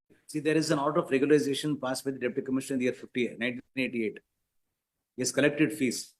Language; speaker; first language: English; non-native, local second language; Kannada